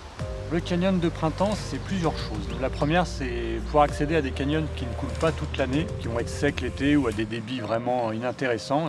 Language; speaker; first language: French; native; French